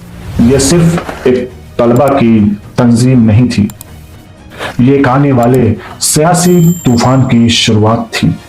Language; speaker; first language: Urdu; native; Urdu